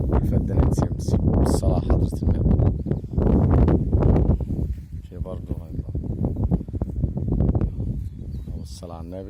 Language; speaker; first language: Arabic; native; Arabic